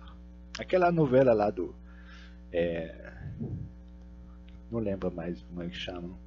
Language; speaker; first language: Portuguese; non-native, fluent; Russian